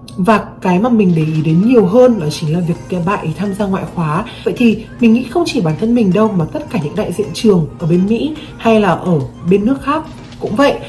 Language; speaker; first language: Vietnamese; native; Vietnamese